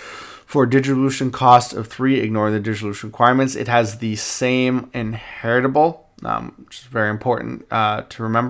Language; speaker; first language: English; native; English